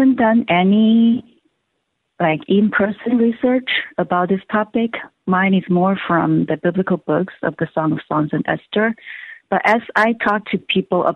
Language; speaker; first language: English; non-native, local second language; Cantonese